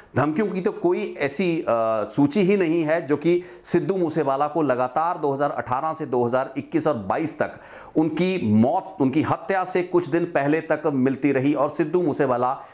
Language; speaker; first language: Hindi; non-native, local second language; Punjabi